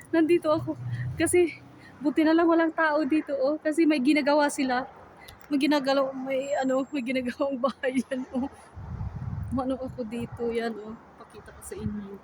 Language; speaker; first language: Filipino; native; Filipino